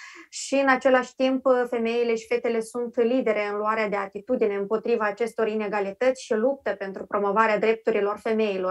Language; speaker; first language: Romanian; native; Romanian